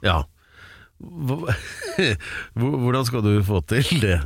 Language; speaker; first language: Norwegian; native; Norwegian